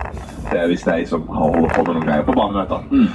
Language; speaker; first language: Norwegian; native; Norwegian